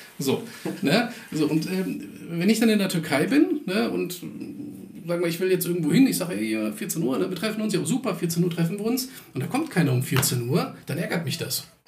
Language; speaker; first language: German; early bilingual, other home language; Turkish